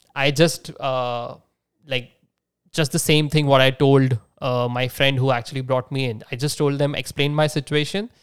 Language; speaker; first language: English; non-native, local second language; Marathi